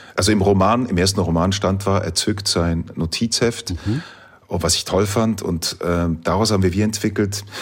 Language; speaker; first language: German; native; German